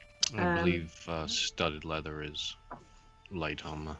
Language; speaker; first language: English; native; English